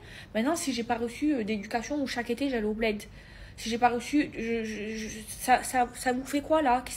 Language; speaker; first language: French; native; French